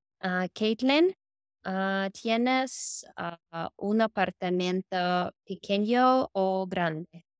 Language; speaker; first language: Spanish; non-native, learner; English